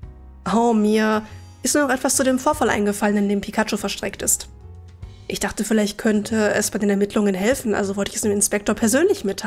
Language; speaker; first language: German; native; German